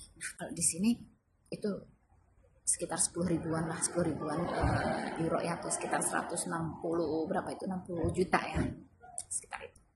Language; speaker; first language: Indonesian; native; Indonesian